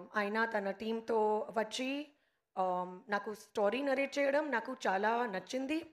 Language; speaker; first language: Telugu; non-native, learner; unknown